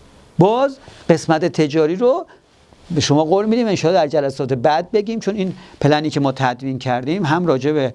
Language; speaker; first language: Persian; native; Persian